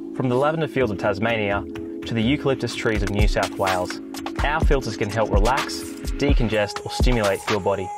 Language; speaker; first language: English; native; English